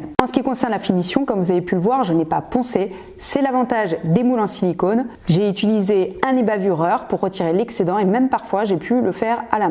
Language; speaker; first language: French; native; French